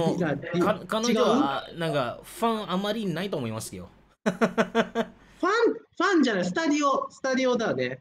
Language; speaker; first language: Japanese; non-native, fluent; Malay